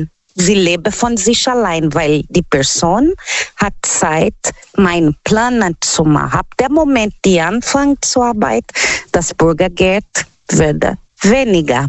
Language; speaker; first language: German; non-native, learner; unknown